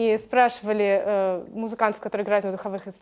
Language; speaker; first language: Russian; native; Russian